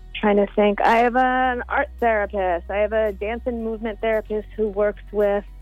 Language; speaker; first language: English; native; English